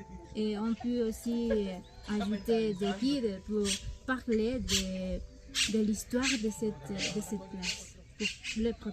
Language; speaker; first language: French; non-native, learner; Spanish